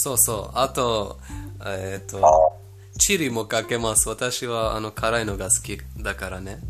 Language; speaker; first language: Japanese; non-native, fluent; Persian